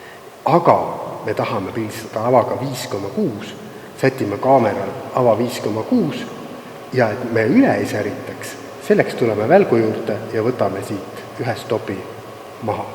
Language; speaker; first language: Estonian; native; Estonian